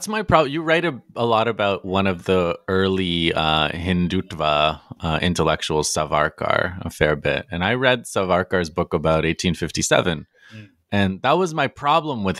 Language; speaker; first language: English; native; English